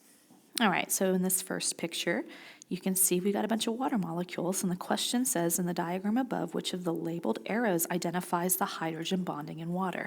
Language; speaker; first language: English; native; English